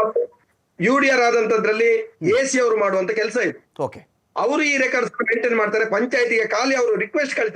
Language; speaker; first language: Kannada; native; Kannada